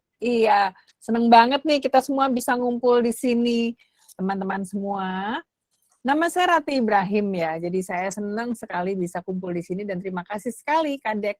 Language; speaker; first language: Indonesian; native; Indonesian